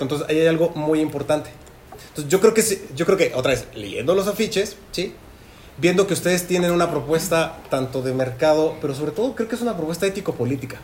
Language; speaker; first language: Spanish; native; Spanish